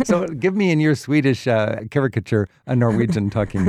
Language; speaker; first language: English; native; English